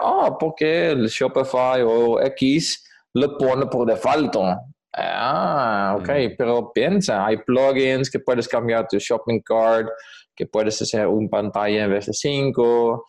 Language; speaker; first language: Spanish; non-native, fluent; Dutch